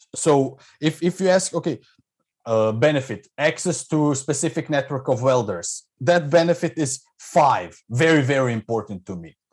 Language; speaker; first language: English; non-native, fluent; Croatian